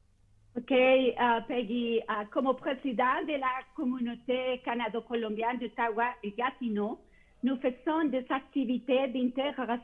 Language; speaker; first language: French; non-native, fluent; Spanish